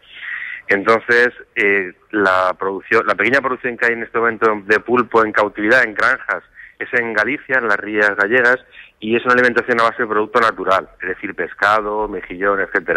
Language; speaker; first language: Spanish; native; Spanish